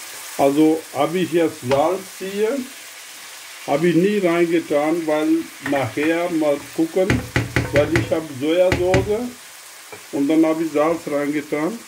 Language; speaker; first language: German; non-native, learner; Urdu